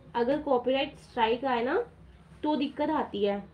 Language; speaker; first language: Hindi; native; Hindi